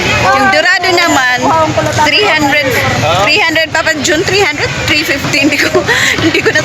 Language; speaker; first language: Filipino; non-native, local second language; Waray